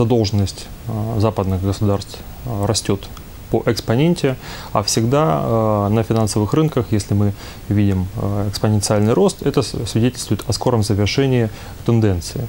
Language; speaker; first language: Russian; native; Russian